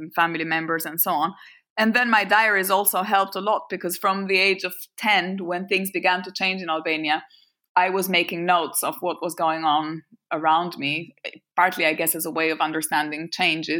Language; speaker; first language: English; non-native, fluent; French